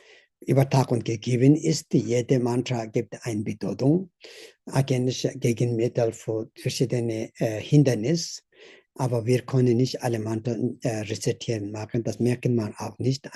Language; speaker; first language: German; non-native, learner; Tibetan